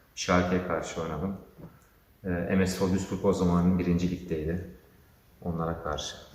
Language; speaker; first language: Turkish; early bilingual, heritage; Turkish